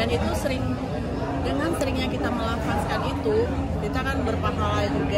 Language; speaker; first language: Indonesian; native; Indonesian